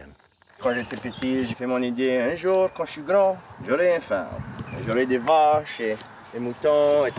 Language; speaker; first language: French; non-native, local second language; English